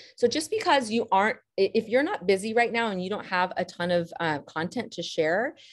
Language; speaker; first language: English; native; English